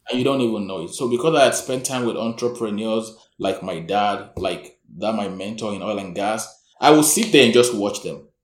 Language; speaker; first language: English; non-native, local second language; Yoruba